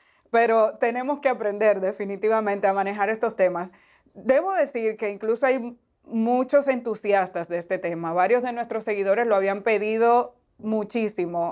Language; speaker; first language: Spanish; native; Spanish